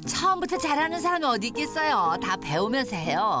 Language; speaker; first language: Korean; native; Korean